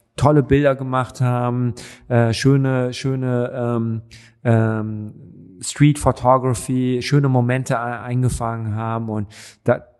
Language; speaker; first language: German; native; German